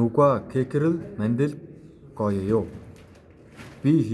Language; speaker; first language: Korean; non-native, fluent; Mongolian